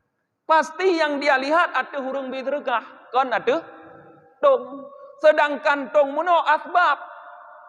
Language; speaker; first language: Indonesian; non-native, local second language; Achinese